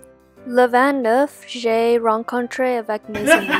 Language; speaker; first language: French; non-native, learner; English